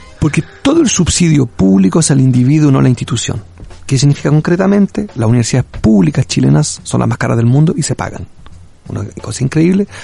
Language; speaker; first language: Spanish; native; Spanish